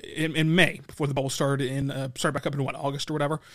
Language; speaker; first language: English; native; English